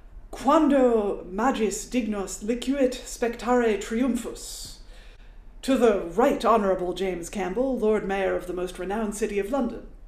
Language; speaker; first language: English; native; English